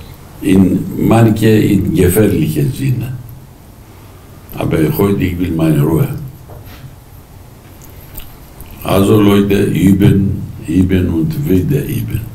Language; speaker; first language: German; non-native, fluent; Greek